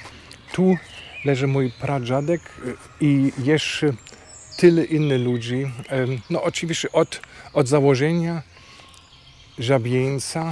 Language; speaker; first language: Polish; non-native, fluent; German